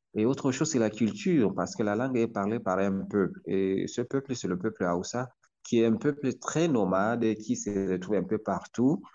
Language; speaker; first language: French; non-native, local second language; Hausa